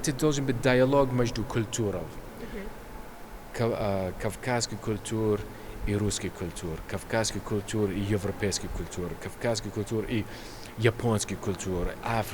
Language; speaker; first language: Russian; non-native, learner; English